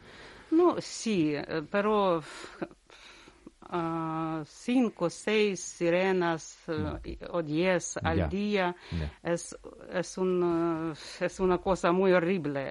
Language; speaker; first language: Spanish; non-native, learner; Russian